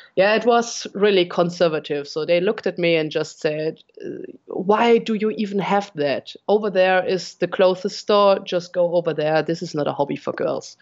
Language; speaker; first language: English; non-native, fluent; German